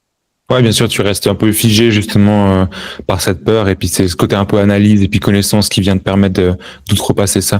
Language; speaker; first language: French; native; French